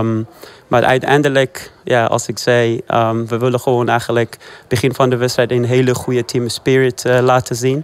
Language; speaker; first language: Dutch; non-native, fluent; Persian